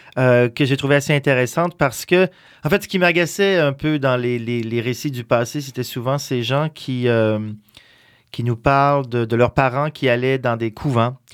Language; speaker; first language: French; native; French